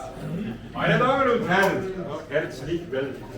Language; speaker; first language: German; non-native, learner; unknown